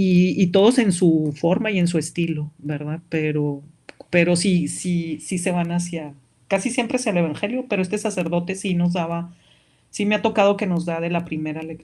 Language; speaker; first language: Spanish; native; Spanish